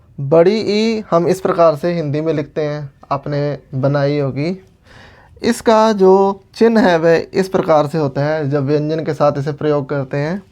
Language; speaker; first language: Hindi; non-native, local second language; Punjabi